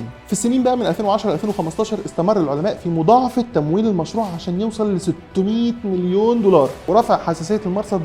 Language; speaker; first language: Arabic; native; Arabic